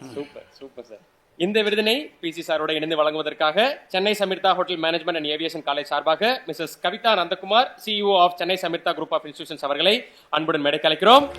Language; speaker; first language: Tamil; native; Tamil